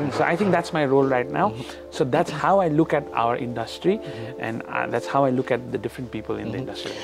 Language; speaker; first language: English; non-native, local second language; Nepali